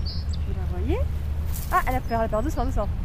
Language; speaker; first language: French; native; French